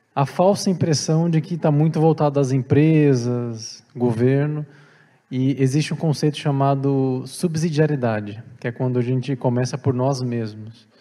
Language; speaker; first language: Portuguese; native; Portuguese